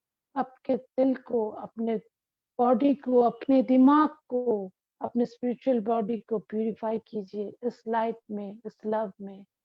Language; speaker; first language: Hindi; non-native, local second language; Bangla